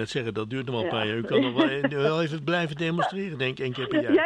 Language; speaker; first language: Dutch; native; Dutch